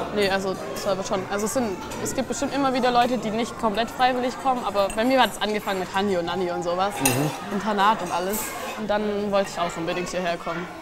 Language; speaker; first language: German; native; German